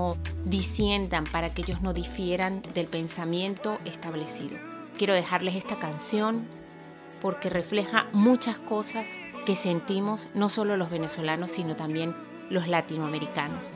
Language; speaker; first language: Spanish; native; Spanish